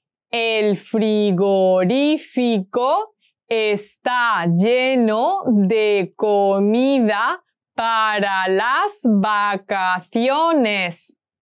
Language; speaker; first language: Spanish; native; Spanish